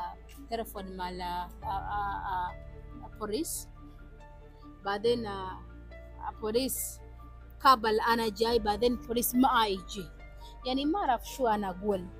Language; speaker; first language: Arabic; non-native, learner; Ganda